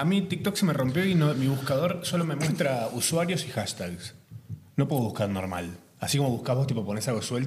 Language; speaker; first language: Spanish; native; Spanish